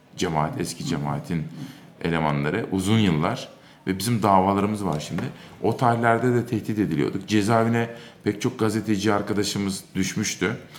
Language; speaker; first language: Turkish; native; Turkish